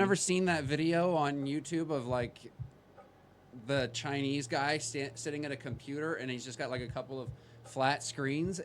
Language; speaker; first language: English; native; English